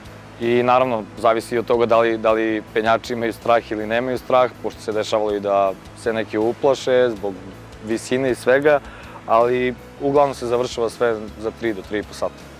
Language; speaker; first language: Croatian; native; Croatian